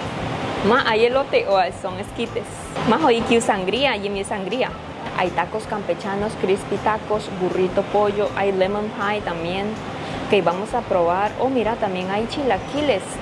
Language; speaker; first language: Spanish; native; Spanish